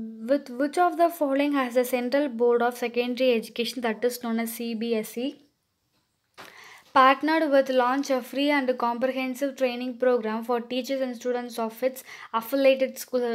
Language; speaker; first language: English; non-native, local second language; Tamil